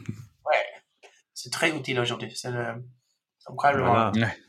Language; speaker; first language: French; non-native, fluent; English